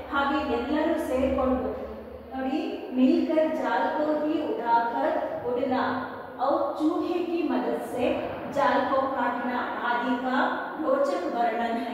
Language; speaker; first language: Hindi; non-native, local second language; Kannada